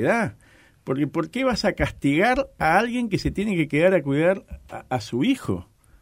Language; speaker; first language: Spanish; native; Spanish